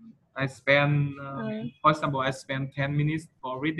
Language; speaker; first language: English; non-native, fluent; Vietnamese